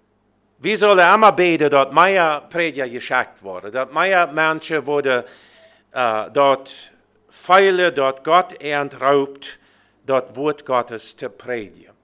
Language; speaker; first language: German; early bilingual, heritage; Plautdietsch